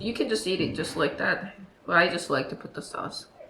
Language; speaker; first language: English; non-native, fluent; Korean